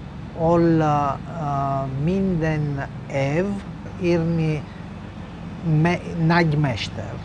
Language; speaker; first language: Hungarian; non-native, learner; Italian